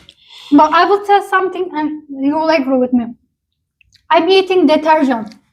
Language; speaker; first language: English; non-native, learner; Turkish